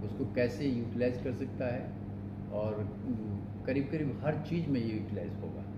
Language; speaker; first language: Hindi; non-native, local second language; Bangla